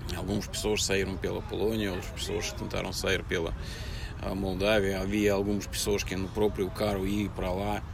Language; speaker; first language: Portuguese; non-native, fluent; Russian